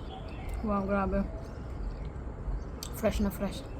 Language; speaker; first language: Filipino; non-native, local second language; Iloko